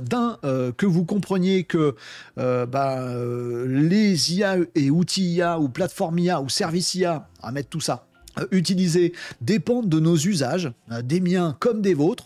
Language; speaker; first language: French; native; French